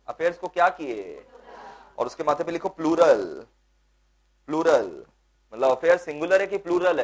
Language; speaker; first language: Hindi; non-native, local second language; Bangla